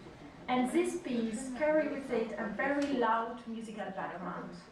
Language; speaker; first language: English; non-native, fluent; French